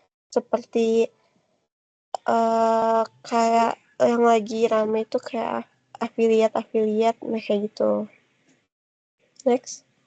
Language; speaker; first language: Indonesian; native; Indonesian